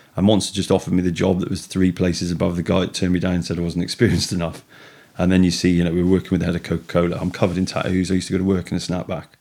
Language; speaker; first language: English; native; English